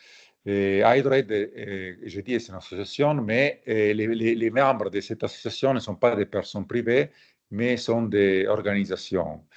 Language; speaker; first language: French; non-native, fluent; Italian